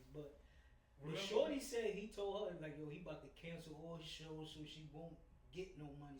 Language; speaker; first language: English; native; English